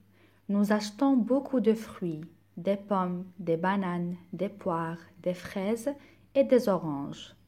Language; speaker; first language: French; non-native, local second language; Arabic